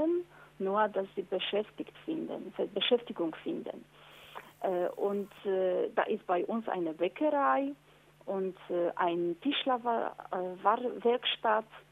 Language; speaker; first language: German; non-native, learner; Polish